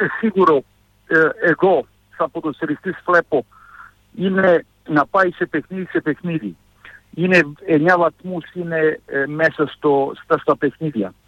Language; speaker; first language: Greek; non-native, fluent; Serbian